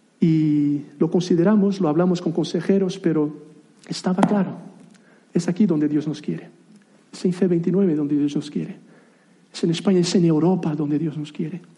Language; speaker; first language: Spanish; non-native, fluent; Portuguese